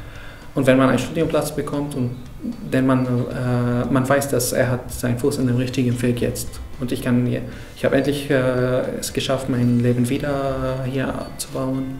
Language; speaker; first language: German; non-native, fluent; Arabic